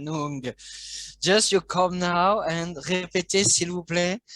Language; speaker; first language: French; non-native, fluent; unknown